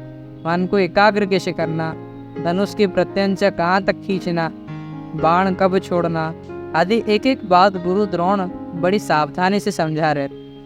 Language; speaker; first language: Hindi; native; Hindi